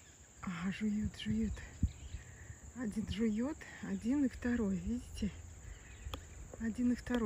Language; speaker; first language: Russian; native; Russian